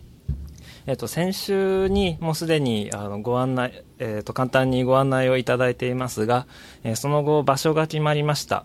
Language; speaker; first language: Japanese; native; Japanese